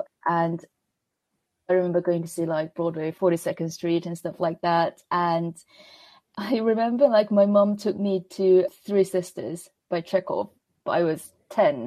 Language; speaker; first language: English; non-native, fluent; Korean